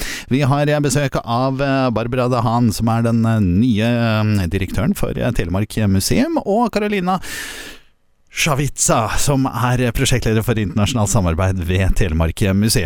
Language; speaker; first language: Norwegian; native; Norwegian